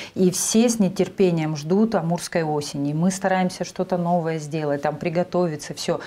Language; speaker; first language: Russian; native; Russian